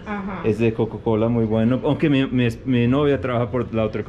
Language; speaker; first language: Spanish; non-native, fluent; English